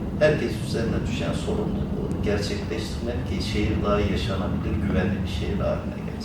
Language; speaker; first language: Turkish; native; Turkish